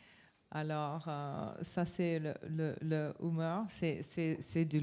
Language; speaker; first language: French; non-native, learner; English